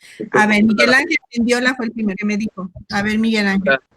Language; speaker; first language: Spanish; native; Spanish